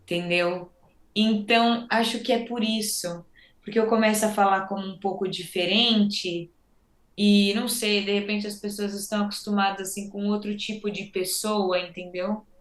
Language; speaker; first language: Portuguese; native; Portuguese